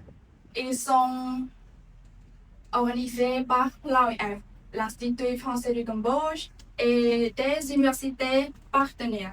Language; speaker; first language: French; non-native, learner; Khmer